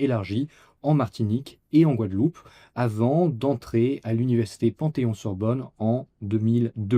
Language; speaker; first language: French; native; French